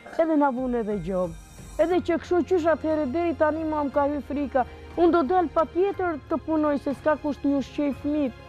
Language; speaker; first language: Albanian; non-native, local second language; Romany